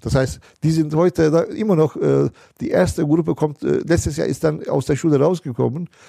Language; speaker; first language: German; non-native, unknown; Turkish